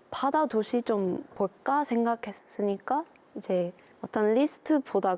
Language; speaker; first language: Korean; non-native, learner; English